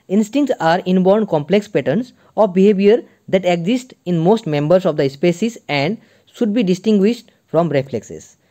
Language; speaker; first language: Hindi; non-native, local second language; Assamese